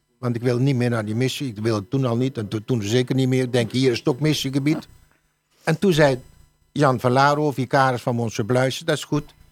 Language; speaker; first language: Dutch; native; Dutch